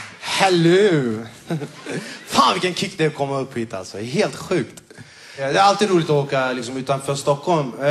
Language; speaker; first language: Swedish; early bilingual, other home language; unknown